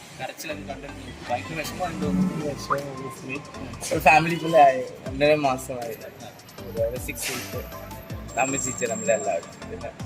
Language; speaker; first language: Malayalam; non-native, fluent; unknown